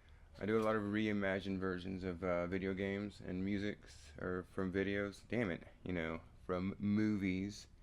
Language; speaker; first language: English; native; English